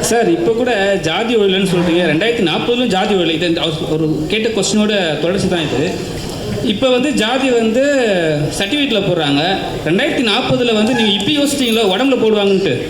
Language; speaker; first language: Tamil; native; Tamil